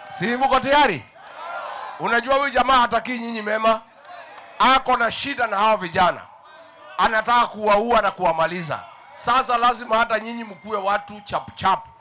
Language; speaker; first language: Swahili; non-native, local second language; Kikuyu